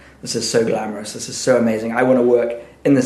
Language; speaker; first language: English; native; English